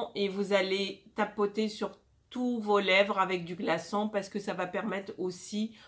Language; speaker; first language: French; non-native, local second language; Arabic